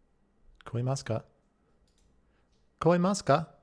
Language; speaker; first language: Japanese; non-native, learner; English